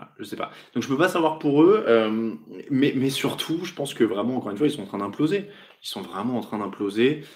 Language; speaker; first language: French; native; French